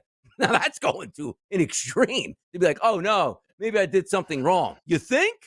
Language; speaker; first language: English; native; English